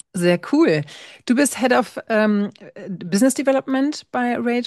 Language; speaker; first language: German; native; German